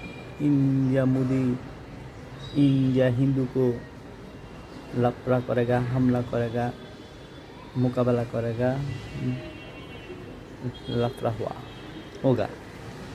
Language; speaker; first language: Hindi; non-native, learner; Bangla